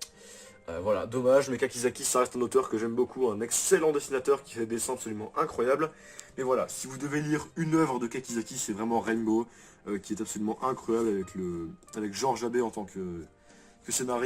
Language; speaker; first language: French; native; French